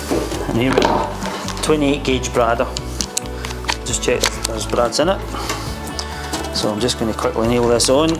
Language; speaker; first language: English; native; English